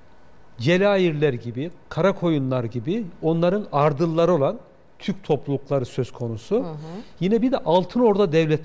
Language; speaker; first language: Turkish; native; Turkish